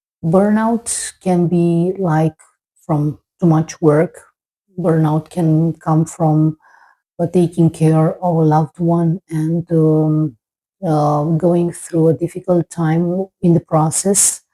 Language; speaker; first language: English; non-native, fluent; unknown